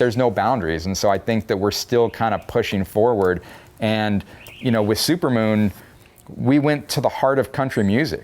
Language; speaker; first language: English; native; English